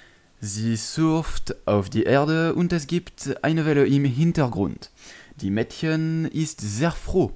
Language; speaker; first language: German; non-native, learner; French